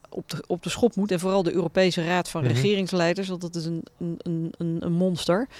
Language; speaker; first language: Dutch; native; Dutch